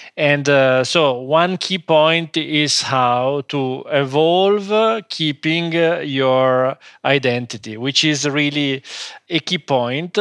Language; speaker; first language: English; non-native, fluent; Italian